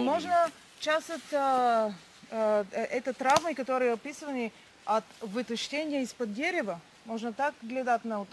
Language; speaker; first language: Russian; non-native, learner; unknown